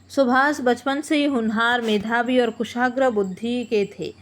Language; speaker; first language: Hindi; non-native, local second language; Bangla